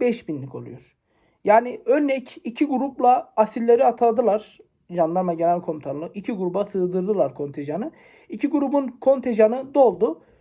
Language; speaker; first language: Turkish; native; Turkish